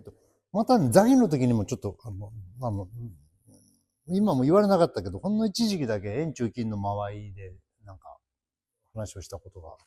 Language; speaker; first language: Japanese; native; Japanese